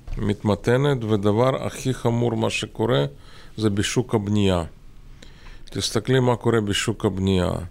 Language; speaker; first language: Hebrew; non-native, fluent; Russian